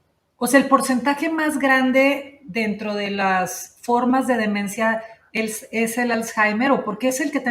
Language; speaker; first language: Spanish; native; Spanish